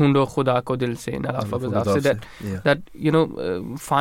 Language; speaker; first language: English; non-native, local second language; Urdu